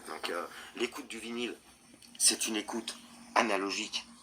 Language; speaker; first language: French; native; French